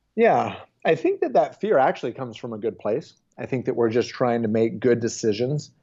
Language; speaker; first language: English; native; English